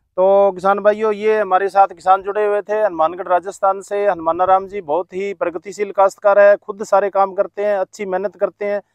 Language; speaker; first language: Hindi; native; Hindi